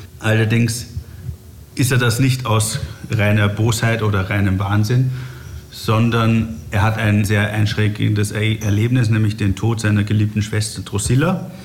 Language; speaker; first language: German; native; German